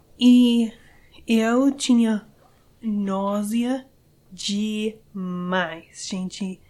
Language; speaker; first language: Portuguese; non-native, learner; English